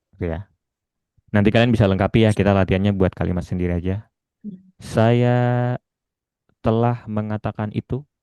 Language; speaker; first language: Indonesian; native; Indonesian